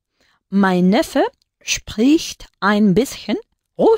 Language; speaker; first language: German; non-native, learner; Spanish